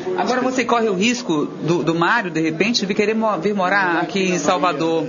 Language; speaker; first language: Portuguese; native; Portuguese